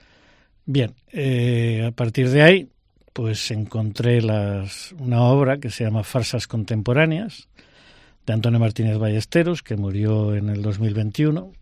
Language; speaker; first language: Spanish; native; Spanish